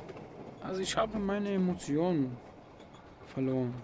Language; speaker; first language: German; non-native, learner; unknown